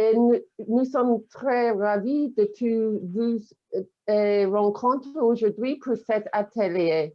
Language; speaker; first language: French; non-native, fluent; English